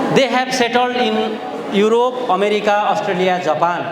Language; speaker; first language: English; non-native, local second language; Nepali